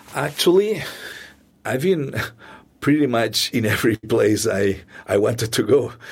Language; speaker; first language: English; non-native, fluent; Spanish